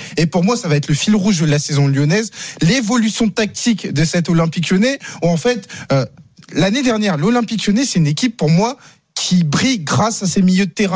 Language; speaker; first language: French; native; French